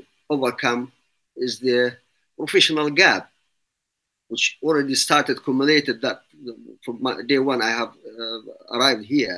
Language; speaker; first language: English; non-native, fluent; Arabic